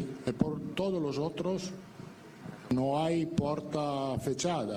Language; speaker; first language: Portuguese; non-native, fluent; Italian